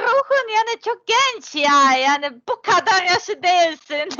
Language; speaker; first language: Turkish; non-native, learner; Serbian